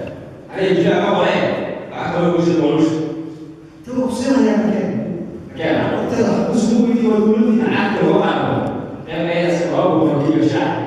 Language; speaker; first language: Indonesian; non-native, learner; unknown